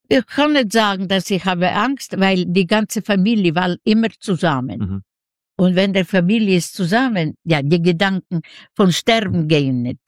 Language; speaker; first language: German; non-native, learner; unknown